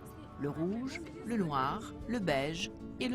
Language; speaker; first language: French; native; French